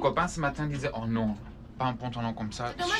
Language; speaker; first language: French; non-native, fluent; Dutch